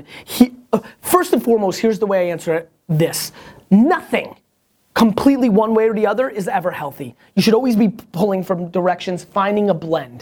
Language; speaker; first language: English; native; English